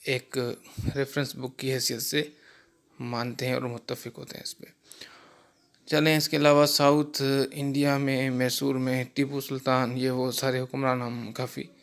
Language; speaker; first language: Urdu; non-native, local second language; Sindhi